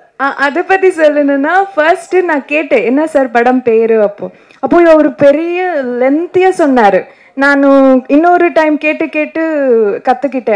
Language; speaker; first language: Tamil; non-native, learner; Kannada